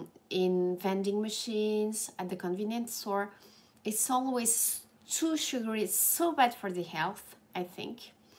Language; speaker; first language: English; non-native, fluent; French